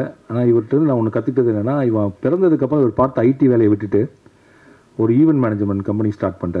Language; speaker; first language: Tamil; native; Tamil